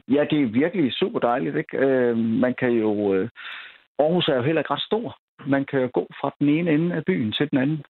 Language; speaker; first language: Danish; native; Danish